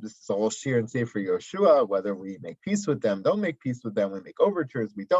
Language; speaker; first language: English; native; English